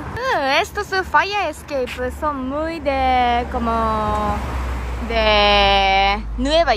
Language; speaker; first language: Spanish; non-native, learner; Japanese